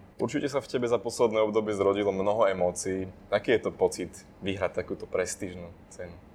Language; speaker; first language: Slovak; native; Slovak